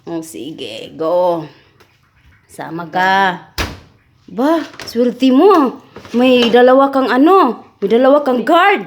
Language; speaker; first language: Filipino; non-native, local second language; Cebuano